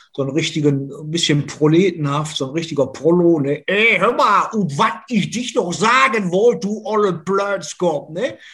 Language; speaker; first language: German; native; German